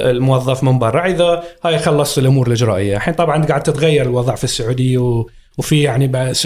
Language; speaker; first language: Arabic; native; Arabic